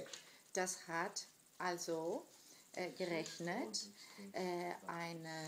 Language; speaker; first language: German; non-native, fluent; Greek